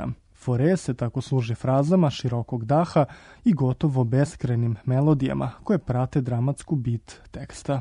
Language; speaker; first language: Croatian; native; Croatian